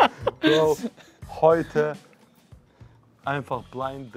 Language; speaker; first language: German; native; German